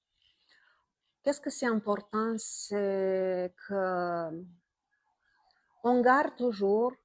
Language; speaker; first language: French; non-native, fluent; Romanian